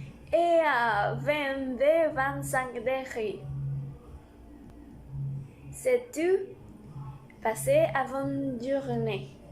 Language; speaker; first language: French; non-native, learner; Spanish